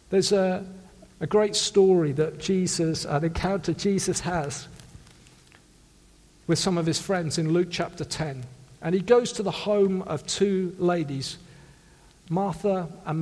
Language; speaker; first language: English; native; English